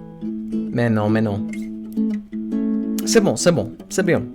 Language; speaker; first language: French; non-native, learner; English